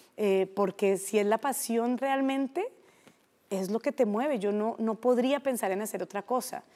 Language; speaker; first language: Spanish; native; Spanish